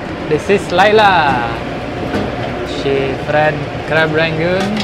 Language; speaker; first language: English; non-native, fluent; Indonesian